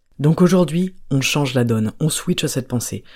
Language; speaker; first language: French; native; French